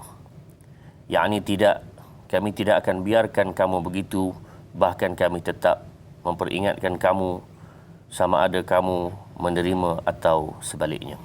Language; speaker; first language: Malay; native; Malay